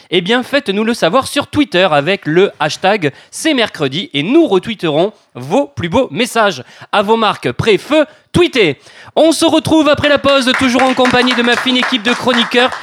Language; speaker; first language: French; native; French